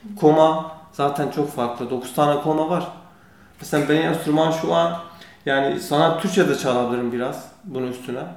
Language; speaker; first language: Turkish; non-native, learner; Kurdish